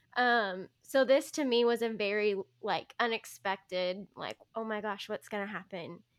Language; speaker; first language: English; native; English